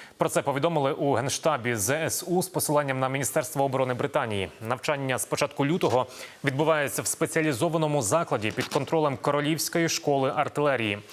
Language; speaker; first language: Ukrainian; native; Ukrainian